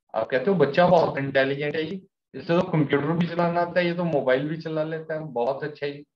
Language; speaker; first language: Hindi; non-native, local second language; Punjabi